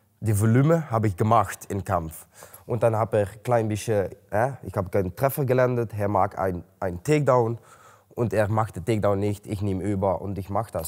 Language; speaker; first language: German; non-native, learner; Dutch